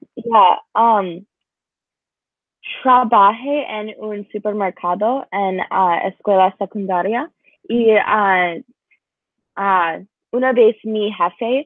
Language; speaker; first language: Spanish; non-native, learner; English